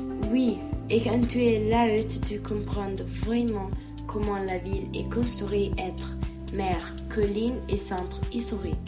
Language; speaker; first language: French; non-native, learner; Italian